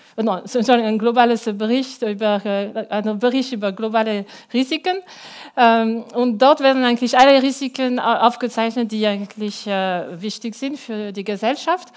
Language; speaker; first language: German; non-native, local second language; French